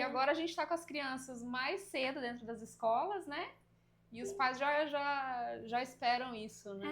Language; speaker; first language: Portuguese; native; Portuguese